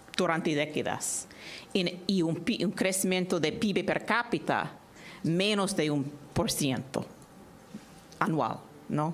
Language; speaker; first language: Spanish; non-native, fluent; English